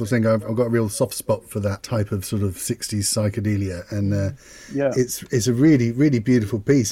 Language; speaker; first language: English; native; English